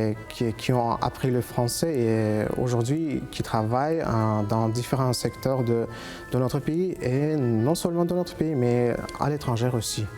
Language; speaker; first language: French; non-native, fluent; Uzbek